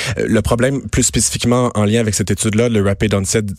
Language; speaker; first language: French; native; French